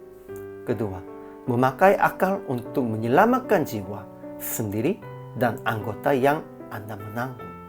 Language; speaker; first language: Indonesian; non-native, fluent; Korean